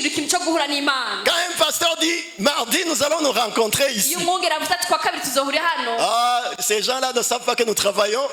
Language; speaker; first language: French; non-native, local second language; Rundi